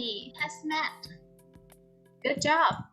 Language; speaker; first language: English; non-native, fluent; Vietnamese